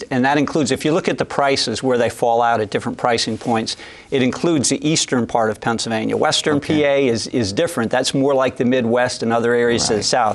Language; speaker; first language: English; native; English